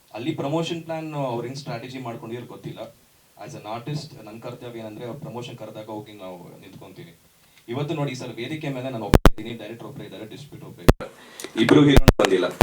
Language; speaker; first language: Kannada; native; Kannada